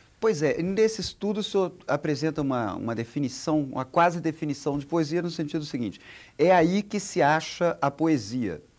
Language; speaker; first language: Portuguese; native; Portuguese